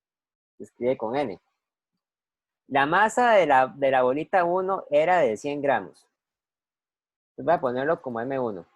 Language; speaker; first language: Spanish; native; Spanish